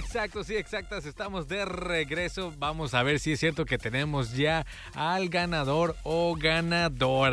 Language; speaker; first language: Spanish; native; Spanish